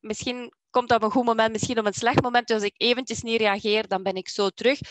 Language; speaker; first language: Dutch; native; Dutch